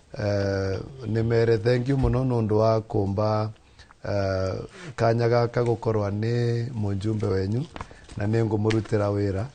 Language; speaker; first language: Kikuyu; non-native, local second language; Embu